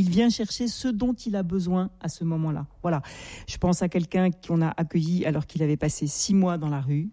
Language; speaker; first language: French; native; French